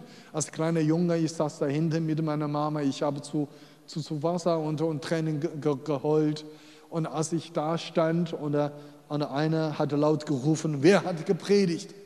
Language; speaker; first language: German; non-native, fluent; Chinese